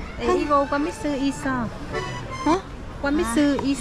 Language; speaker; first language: Korean; non-native, learner; Vietnamese